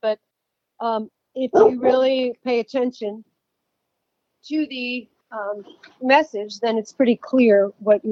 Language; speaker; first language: English; native; English